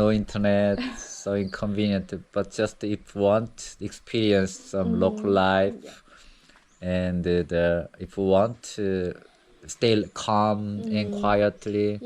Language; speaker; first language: English; non-native, learner; Korean